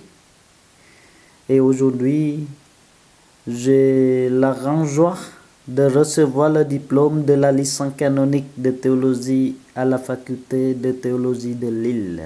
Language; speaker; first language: French; non-native, fluent; Vietnamese